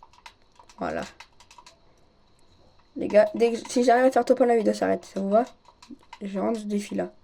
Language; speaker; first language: French; native; French